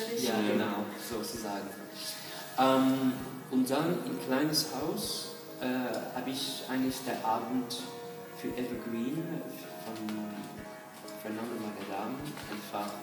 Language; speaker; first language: German; non-native, fluent; French